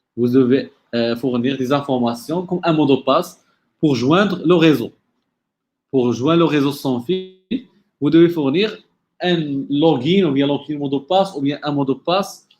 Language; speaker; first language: French; non-native, local second language; Arabic